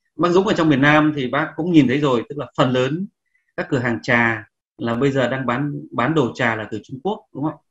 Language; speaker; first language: Vietnamese; native; Vietnamese